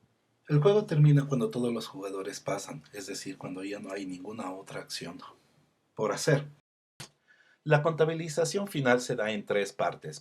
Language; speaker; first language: Spanish; native; Spanish